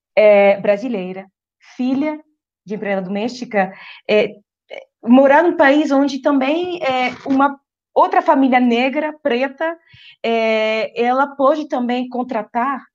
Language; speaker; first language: Portuguese; non-native, fluent; French